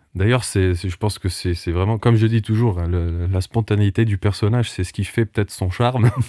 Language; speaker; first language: French; non-native, local second language; Portuguese